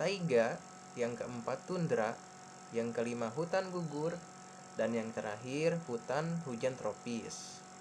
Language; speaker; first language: Indonesian; native; Indonesian